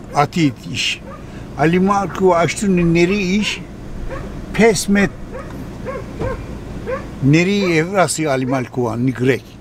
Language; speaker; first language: Albanian; early bilingual, heritage; Albanian